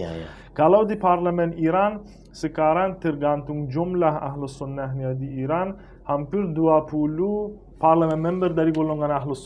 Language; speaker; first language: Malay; non-native, fluent; Persian